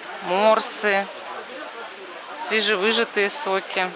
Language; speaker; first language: Russian; native; Russian